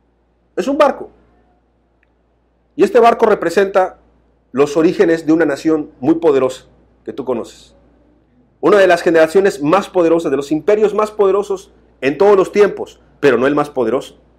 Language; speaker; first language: Spanish; native; Spanish